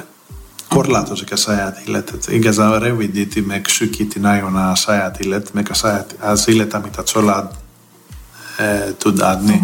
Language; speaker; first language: Hungarian; non-native, fluent; Greek